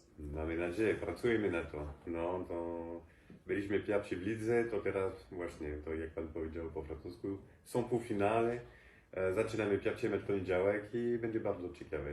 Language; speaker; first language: Polish; non-native, fluent; French